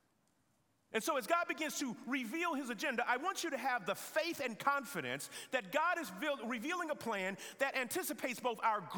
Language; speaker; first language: English; native; English